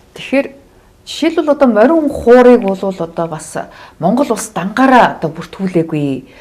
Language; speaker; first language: Mongolian; native; Mongolian